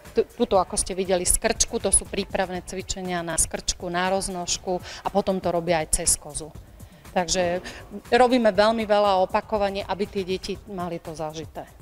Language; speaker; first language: Slovak; native; Slovak